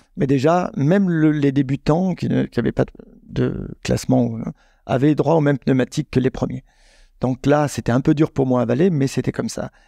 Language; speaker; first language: French; native; French